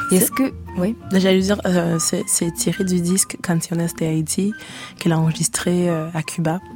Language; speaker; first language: French; native; French